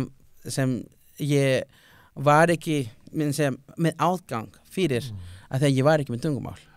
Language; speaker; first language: Icelandic; non-native, learner; Spanish